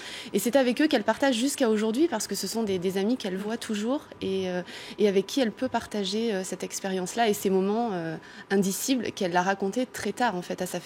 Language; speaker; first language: French; native; French